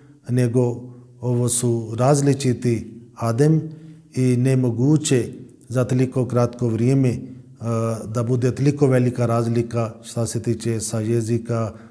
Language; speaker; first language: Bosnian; non-native, learner; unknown